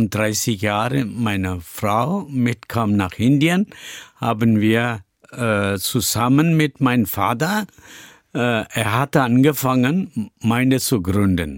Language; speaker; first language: German; non-native, learner; Tamil